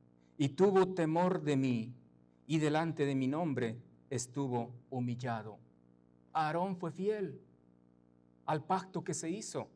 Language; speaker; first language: Spanish; native; Spanish